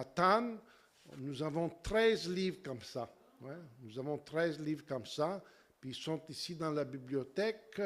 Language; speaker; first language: French; native; French